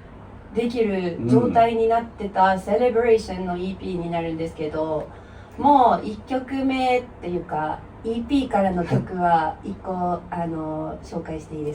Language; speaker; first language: Japanese; non-native, fluent; English